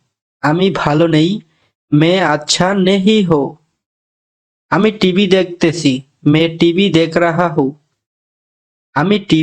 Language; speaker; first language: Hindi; non-native, fluent; Bangla